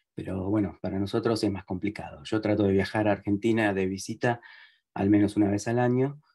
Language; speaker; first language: Spanish; native; Spanish